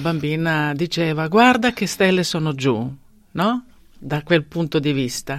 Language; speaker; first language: Italian; non-native, fluent; Bosnian